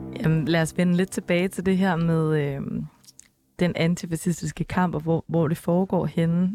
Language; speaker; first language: Danish; native; Danish